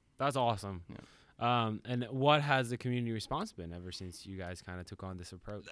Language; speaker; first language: English; non-native, fluent; Japanese